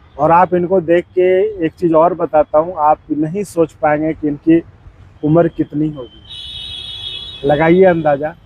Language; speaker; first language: Hindi; native; Hindi